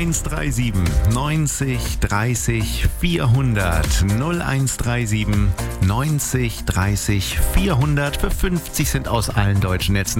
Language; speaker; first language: German; native; German